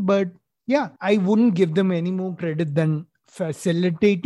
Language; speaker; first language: English; non-native, local second language; Malayalam